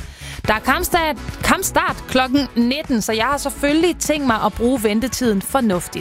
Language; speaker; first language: Danish; native; Danish